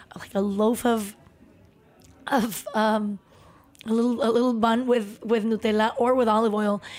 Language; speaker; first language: English; early bilingual, other home language; Spanish